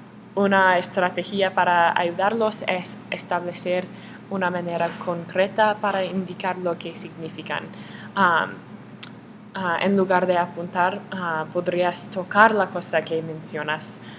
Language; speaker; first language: Spanish; non-native, learner; English